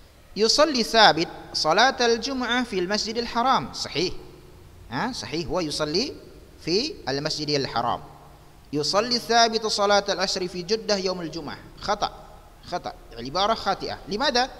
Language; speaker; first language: Arabic; non-native, fluent; Indonesian